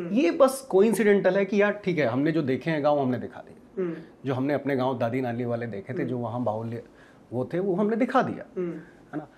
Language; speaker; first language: Hindi; native; Hindi